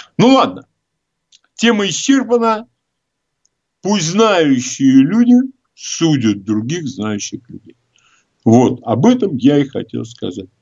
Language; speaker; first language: Russian; native; Russian